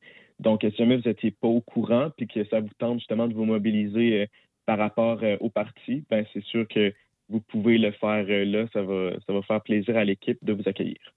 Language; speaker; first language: French; native; French